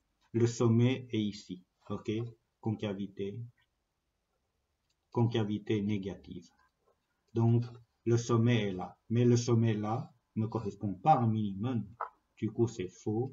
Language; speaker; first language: French; non-native, fluent; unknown